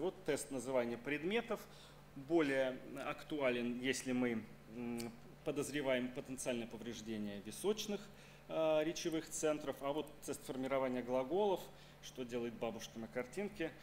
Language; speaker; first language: Russian; native; Russian